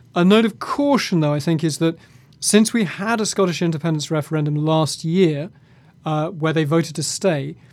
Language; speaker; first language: English; native; English